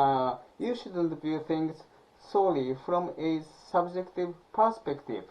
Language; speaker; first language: English; non-native, learner; Japanese